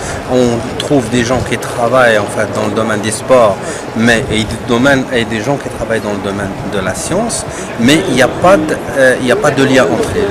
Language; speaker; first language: French; non-native, local second language; Arabic